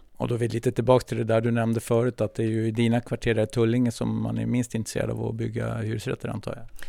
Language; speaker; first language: Swedish; native; Swedish